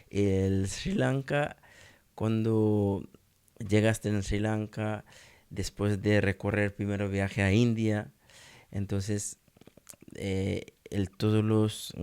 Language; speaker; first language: Spanish; non-native, learner; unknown